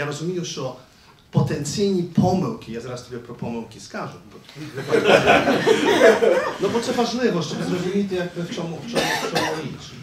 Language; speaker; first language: Ukrainian; native; Ukrainian